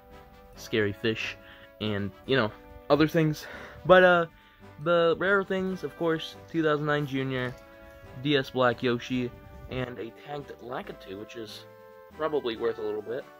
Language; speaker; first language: English; native; English